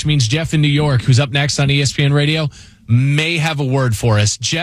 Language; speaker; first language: English; native; English